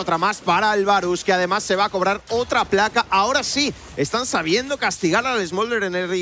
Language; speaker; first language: Spanish; native; Spanish